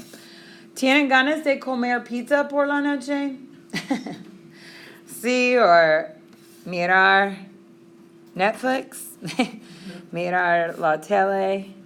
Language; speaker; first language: Spanish; non-native, fluent; English